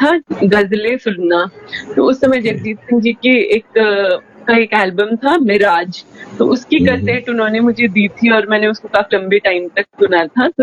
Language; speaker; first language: Hindi; non-native, local second language; Rajasthani